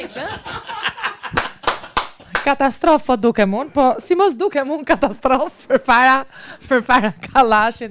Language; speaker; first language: Albanian; native; Albanian